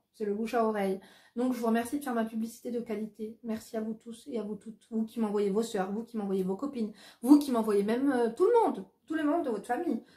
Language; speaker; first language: French; native; French